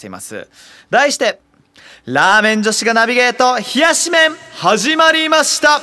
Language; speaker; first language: Japanese; native; Japanese